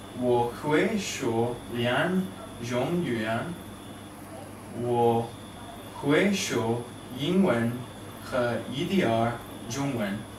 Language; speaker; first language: Chinese; non-native, learner; English